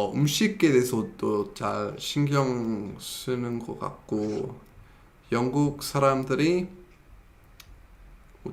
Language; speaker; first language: Korean; non-native, fluent; English